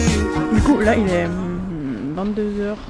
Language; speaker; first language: French; native; French